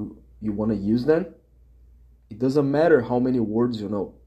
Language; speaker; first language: English; non-native, fluent; Portuguese